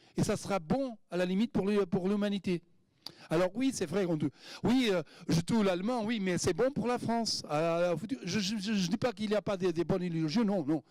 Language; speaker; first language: French; non-native, fluent; Portuguese